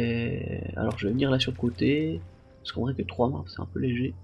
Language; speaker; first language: French; native; French